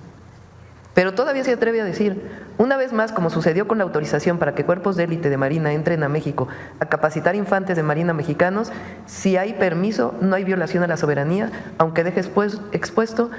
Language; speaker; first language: Spanish; native; Spanish